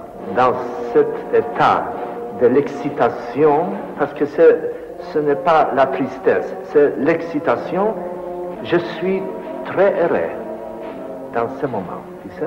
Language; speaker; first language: French; non-native, fluent; Polish